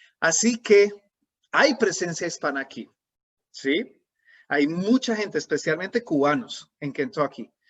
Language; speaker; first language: Spanish; native; Spanish